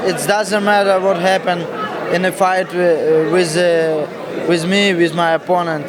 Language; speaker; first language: English; non-native, learner; Russian